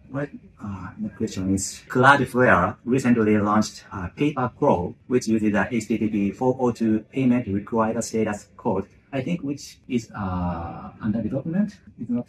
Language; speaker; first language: English; non-native, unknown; Japanese